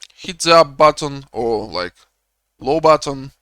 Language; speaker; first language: English; non-native, learner; Russian